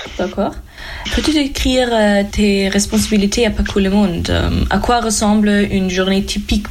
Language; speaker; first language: French; non-native, fluent; German